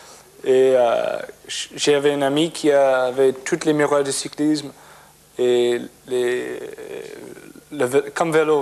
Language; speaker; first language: French; non-native, fluent; English